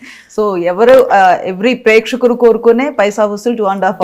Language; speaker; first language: Telugu; native; Telugu